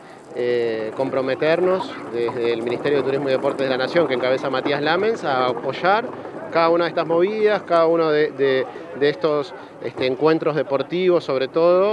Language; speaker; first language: Spanish; native; Spanish